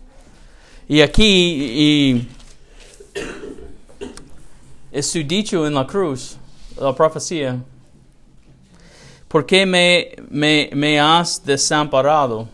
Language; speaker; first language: Spanish; non-native, learner; English